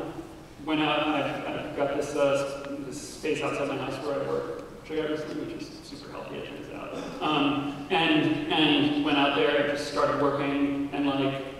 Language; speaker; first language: English; native; English